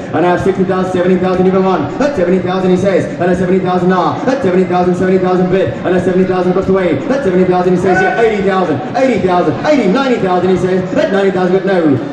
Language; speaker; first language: English; non-native, local second language; Afrikaans